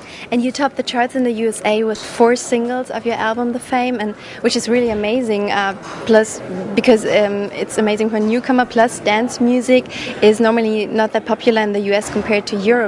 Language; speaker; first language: English; non-native, fluent; German